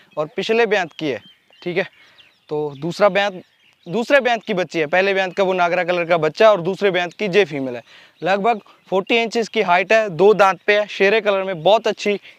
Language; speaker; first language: Hindi; non-native, local second language; Punjabi